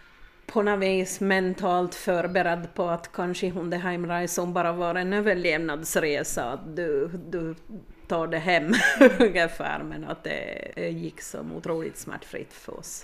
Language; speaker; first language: Swedish; native; Swedish